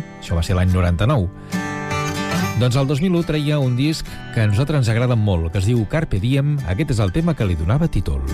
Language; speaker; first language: Catalan; native; Catalan